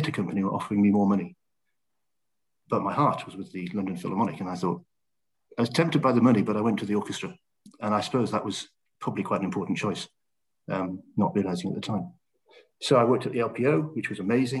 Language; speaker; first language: English; native; English